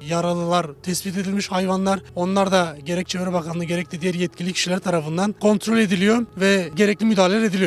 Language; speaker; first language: Turkish; native; Turkish